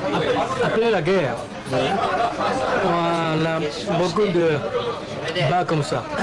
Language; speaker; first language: French; non-native, learner; Japanese